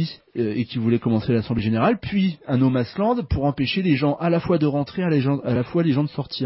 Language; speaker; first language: French; native; French